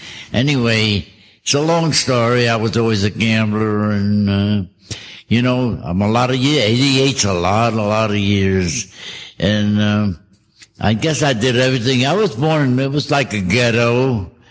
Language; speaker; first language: English; native; English